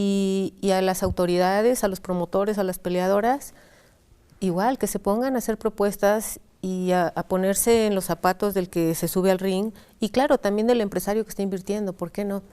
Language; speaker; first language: Spanish; native; Spanish